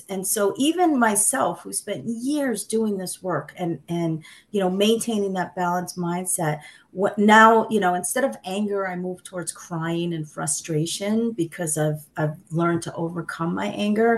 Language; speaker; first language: English; early bilingual, other home language; Sicilian